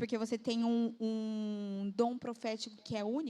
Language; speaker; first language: Portuguese; native; Portuguese